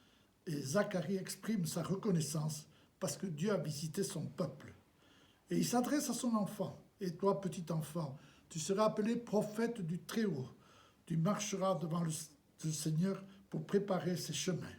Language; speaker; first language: French; native; French